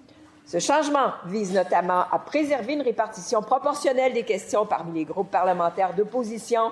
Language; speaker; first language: French; native; French